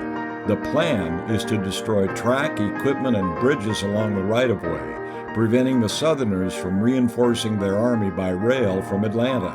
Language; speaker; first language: English; native; English